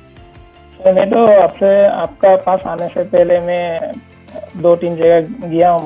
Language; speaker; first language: Hindi; non-native, local second language; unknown